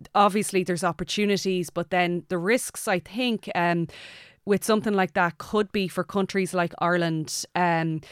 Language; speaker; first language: English; native; English